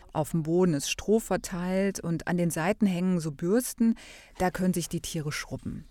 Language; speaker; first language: German; native; German